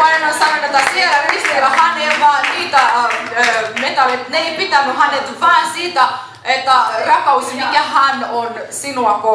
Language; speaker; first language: Finnish; non-native, fluent; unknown